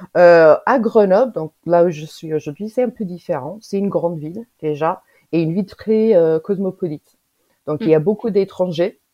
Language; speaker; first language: French; non-native, fluent; English